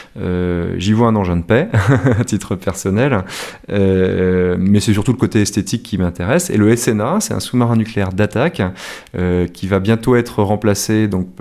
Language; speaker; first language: French; native; French